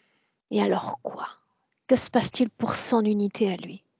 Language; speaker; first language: French; native; French